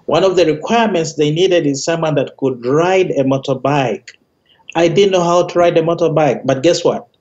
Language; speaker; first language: English; non-native, local second language; Ganda